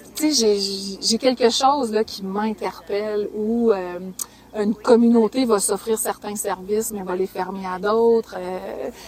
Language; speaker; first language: French; native; French